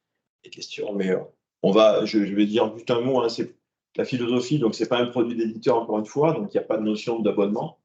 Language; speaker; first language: French; native; French